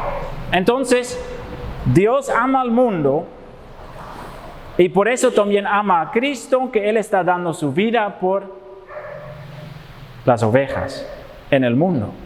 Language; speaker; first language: Spanish; non-native, fluent; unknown